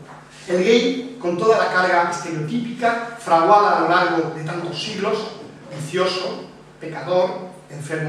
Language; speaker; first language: Spanish; native; Spanish